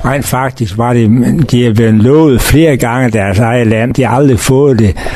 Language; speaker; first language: Danish; native; Danish